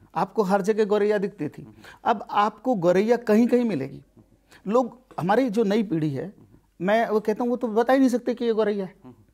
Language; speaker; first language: Hindi; native; Hindi